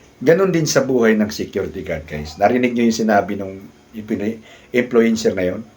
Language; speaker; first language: Filipino; non-native, local second language; Cebuano